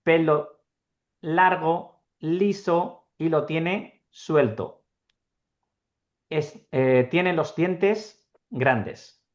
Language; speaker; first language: Spanish; non-native, fluent; Urdu